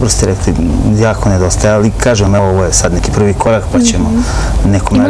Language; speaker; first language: Serbian; native; Serbian